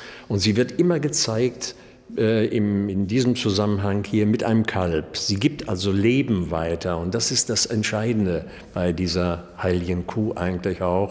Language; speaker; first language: German; native; German